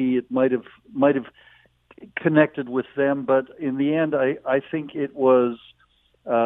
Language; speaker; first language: English; native; English